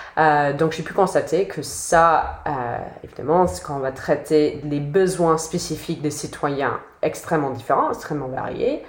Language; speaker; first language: French; non-native, fluent; English